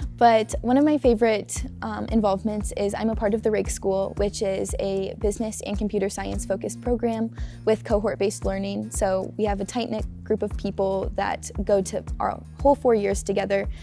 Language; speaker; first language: English; native; English